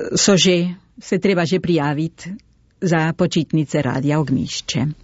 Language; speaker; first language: Slovenian; early bilingual, heritage; Slovenian